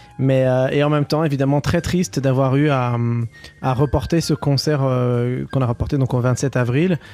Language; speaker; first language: French; early bilingual, other home language; Arabic